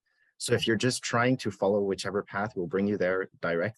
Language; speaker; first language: English; native; English